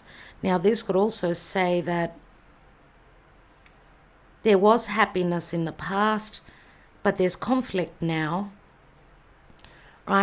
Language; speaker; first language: English; native; English